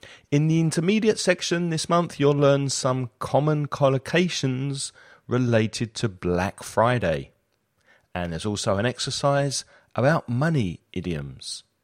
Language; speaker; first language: English; native; English